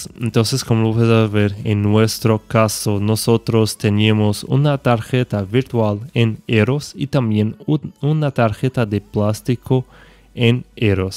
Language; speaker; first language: Spanish; non-native, fluent; Portuguese